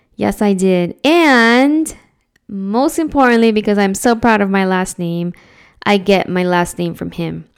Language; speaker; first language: English; early bilingual, other home language; Spanish